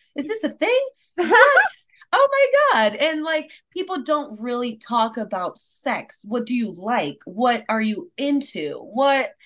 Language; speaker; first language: English; non-native, fluent; Spanish